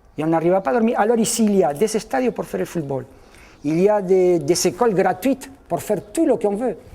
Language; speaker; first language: French; non-native, fluent; Spanish